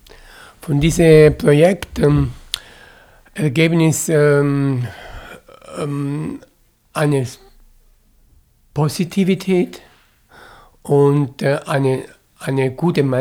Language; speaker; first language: German; non-native, fluent; Italian